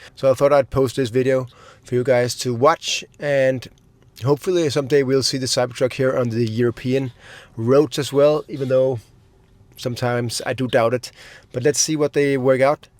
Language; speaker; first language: English; non-native, fluent; Danish